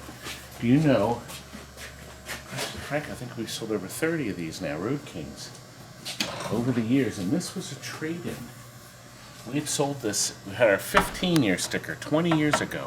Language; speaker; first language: English; native; English